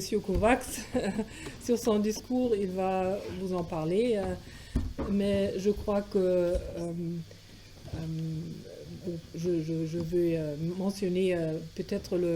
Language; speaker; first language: French; non-native, fluent; German